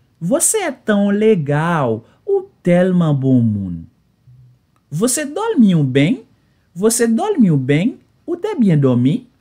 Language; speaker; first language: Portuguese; non-native, learner; Haitian Creole